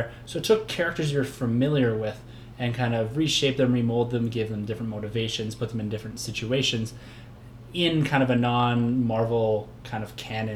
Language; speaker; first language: English; native; English